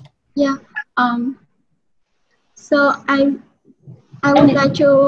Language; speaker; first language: English; non-native, learner; Vietnamese